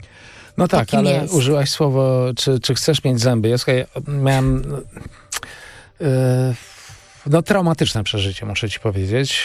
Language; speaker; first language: Polish; native; Polish